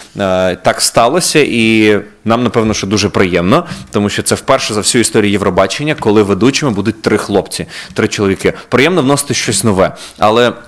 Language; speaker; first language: Ukrainian; native; Ukrainian